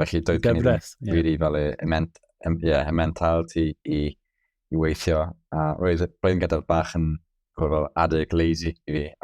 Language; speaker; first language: Welsh; non-native, local second language; English